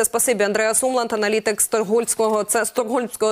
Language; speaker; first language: Ukrainian; native; Ukrainian